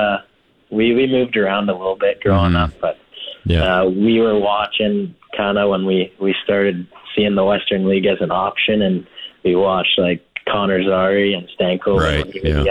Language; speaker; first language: English; native; English